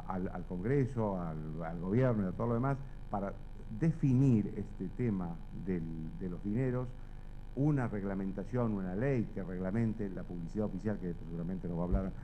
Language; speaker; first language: Spanish; native; Spanish